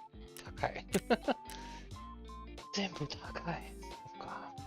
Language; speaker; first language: Japanese; non-native, learner; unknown